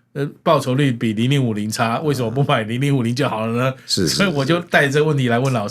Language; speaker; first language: Chinese; native; Chinese